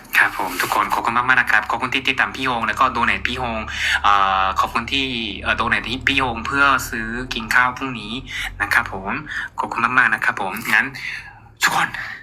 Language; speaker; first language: Thai; non-native, fluent; Korean